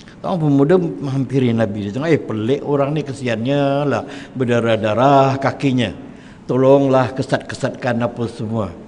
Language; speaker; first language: Malay; native; Malay